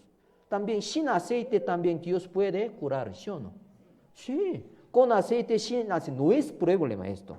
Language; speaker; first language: Spanish; non-native, learner; Korean